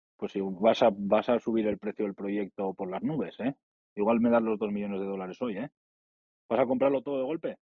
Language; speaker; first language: Spanish; native; Spanish